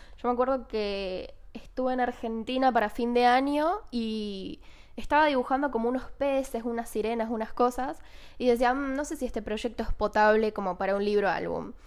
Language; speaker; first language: Spanish; native; Spanish